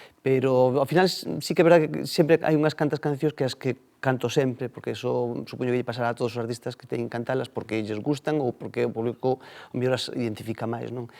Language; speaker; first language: Galician; native; Galician